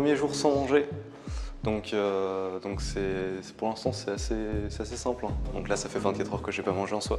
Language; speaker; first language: French; native; French